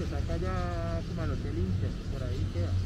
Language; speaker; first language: Spanish; native; Spanish